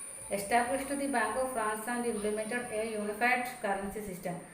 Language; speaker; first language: English; non-native, local second language; Malayalam